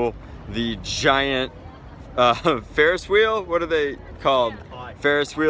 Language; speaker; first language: English; native; English